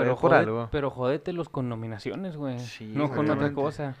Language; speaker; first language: Spanish; native; Spanish